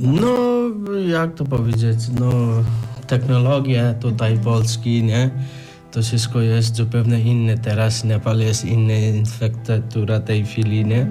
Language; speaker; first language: Polish; non-native, learner; Nepali